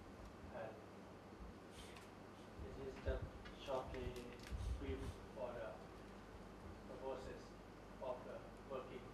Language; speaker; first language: English; non-native, learner; Thai